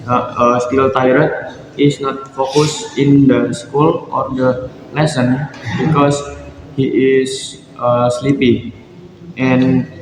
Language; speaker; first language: English; non-native, learner; Indonesian